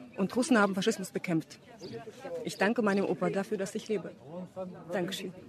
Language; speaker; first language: German; non-native, fluent; Russian